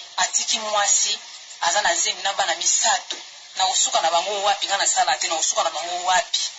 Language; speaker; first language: Lingala; non-native, local second language; Kongo